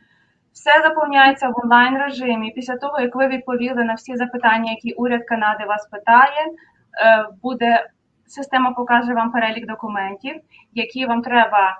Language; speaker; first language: Ukrainian; native; Ukrainian